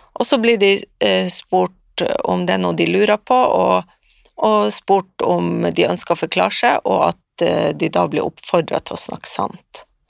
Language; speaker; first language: Norwegian; native; Norwegian